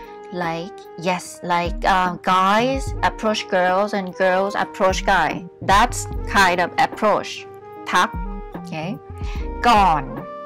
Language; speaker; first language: English; non-native, fluent; Thai